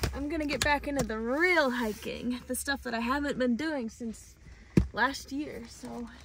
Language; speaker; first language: English; native; English